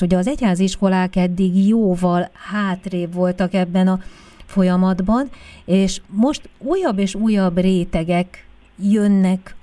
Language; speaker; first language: Hungarian; native; Hungarian